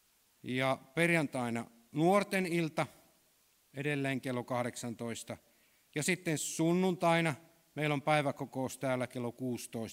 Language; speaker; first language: Finnish; native; Finnish